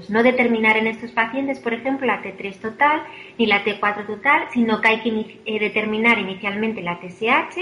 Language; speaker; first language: Spanish; native; Spanish